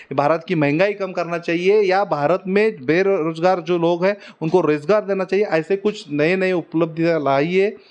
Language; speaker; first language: Hindi; non-native, local second language; Marathi